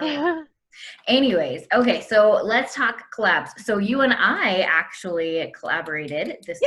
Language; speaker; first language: English; native; English